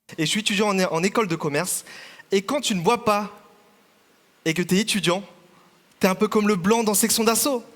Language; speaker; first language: French; early bilingual, other home language; Vietnamese